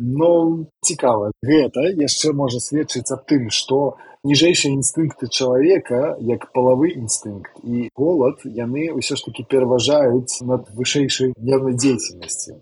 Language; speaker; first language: Belarusian; non-native, local second language; Russian